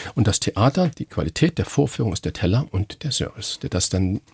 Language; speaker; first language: German; native; German